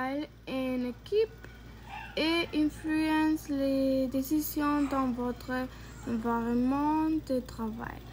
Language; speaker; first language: French; non-native, learner; Spanish